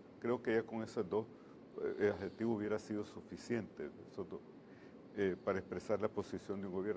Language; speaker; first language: Spanish; native; Spanish